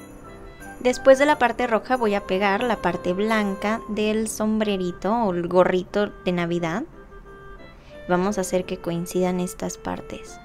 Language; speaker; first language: Spanish; native; Spanish